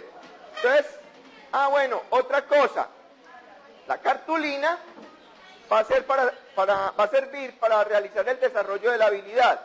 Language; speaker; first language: Spanish; native; Spanish